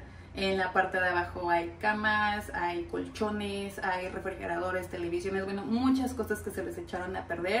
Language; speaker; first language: Spanish; native; Spanish